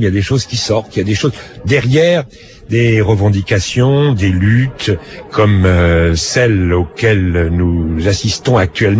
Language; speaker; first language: French; native; French